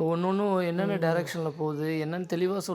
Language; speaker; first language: Tamil; native; Tamil